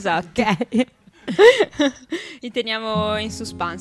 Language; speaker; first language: Italian; native; Italian